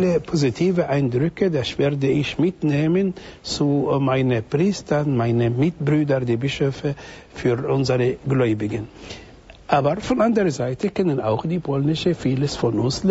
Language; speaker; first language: German; non-native, fluent; Arabic